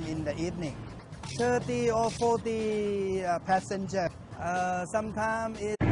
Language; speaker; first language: English; non-native, learner; Thai